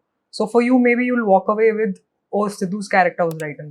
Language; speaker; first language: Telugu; non-native, fluent; Hindi